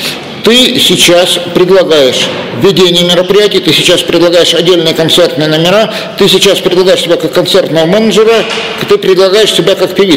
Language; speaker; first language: Russian; native; Russian